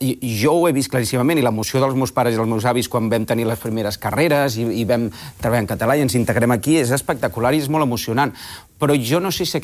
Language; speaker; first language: Catalan; non-native, local second language; Spanish